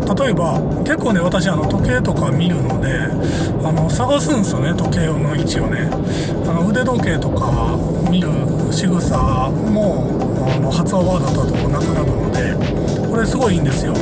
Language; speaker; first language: Japanese; native; Japanese